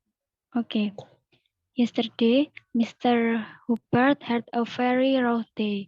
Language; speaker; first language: English; non-native, learner; Indonesian